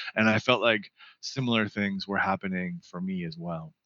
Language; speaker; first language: English; native; English